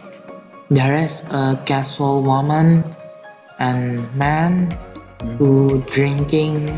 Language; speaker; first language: English; non-native, learner; Indonesian